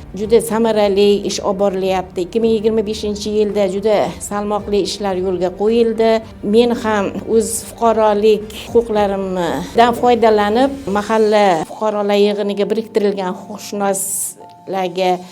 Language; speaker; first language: Uzbek; native; Uzbek